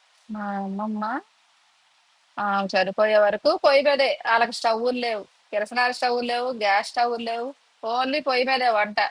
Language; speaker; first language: Telugu; native; Telugu